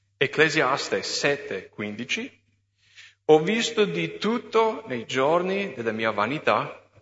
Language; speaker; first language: Italian; non-native, fluent; English